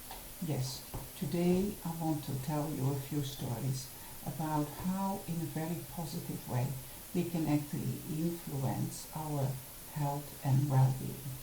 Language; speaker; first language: English; non-native, fluent; Dutch